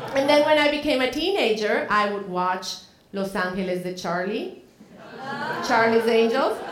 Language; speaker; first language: English; non-native, fluent; Spanish